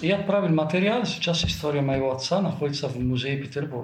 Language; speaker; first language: Russian; non-native, fluent; Italian